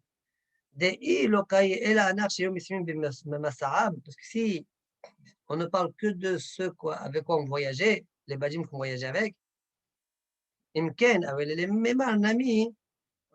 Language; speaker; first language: French; native; French